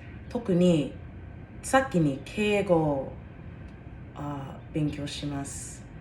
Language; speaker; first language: Japanese; non-native, learner; English